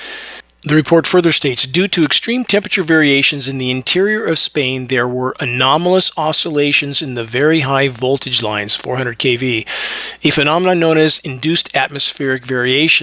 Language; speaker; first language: English; native; English